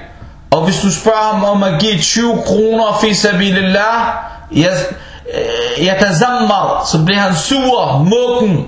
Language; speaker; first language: Danish; non-native, local second language; Arabic